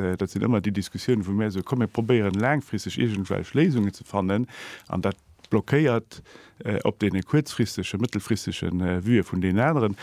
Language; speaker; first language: Luxembourgish; native; Luxembourgish